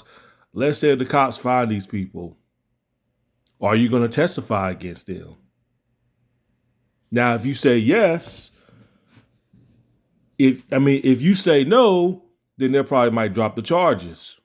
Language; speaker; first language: English; native; English